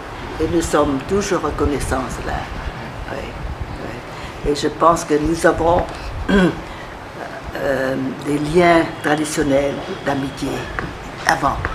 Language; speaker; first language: French; non-native, local second language; Vietnamese